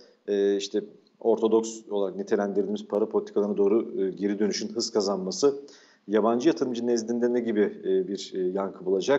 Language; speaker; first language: Turkish; native; Turkish